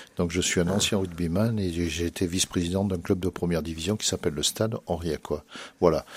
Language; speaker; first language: French; native; French